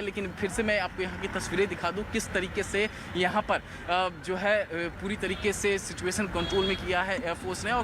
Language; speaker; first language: Hindi; native; Hindi